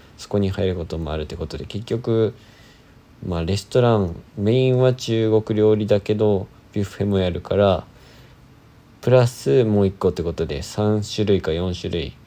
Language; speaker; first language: Japanese; native; Japanese